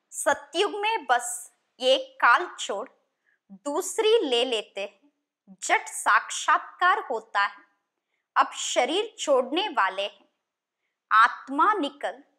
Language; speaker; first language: Hindi; non-native, local second language; Kannada